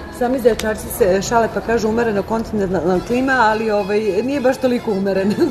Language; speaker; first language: Serbian; native; Serbian